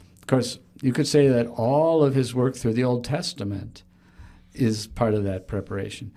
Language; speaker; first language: English; native; English